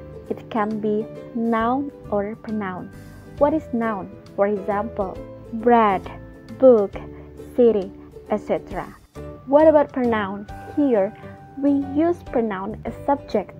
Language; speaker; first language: English; non-native, fluent; Indonesian